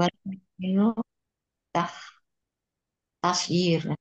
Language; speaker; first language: Arabic; non-native, learner; Indonesian